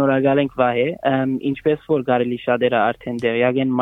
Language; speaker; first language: Armenian; early bilingual, heritage; Armenian